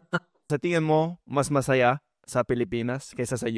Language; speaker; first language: Filipino; non-native, fluent; English